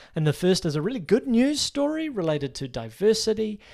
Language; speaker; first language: English; native; English